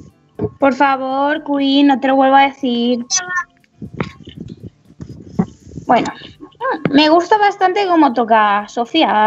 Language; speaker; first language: Spanish; native; Spanish